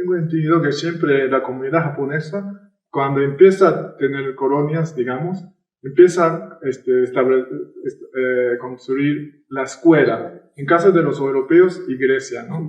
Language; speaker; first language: Spanish; non-native, fluent; Japanese